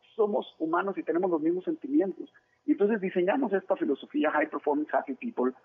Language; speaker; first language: Spanish; native; Spanish